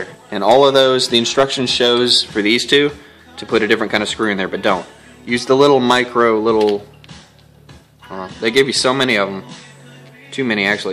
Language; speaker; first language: English; native; English